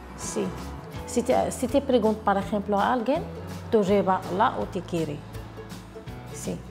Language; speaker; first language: Spanish; non-native, learner; Arabic